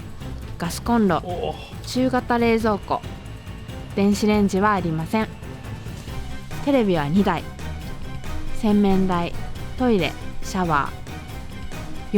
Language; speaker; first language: Japanese; native; Japanese